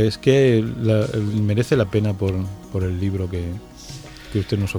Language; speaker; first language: Spanish; native; Spanish